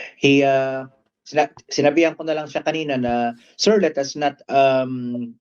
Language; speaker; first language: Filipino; native; Filipino